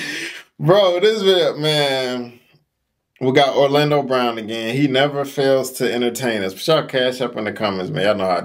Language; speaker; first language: English; native; English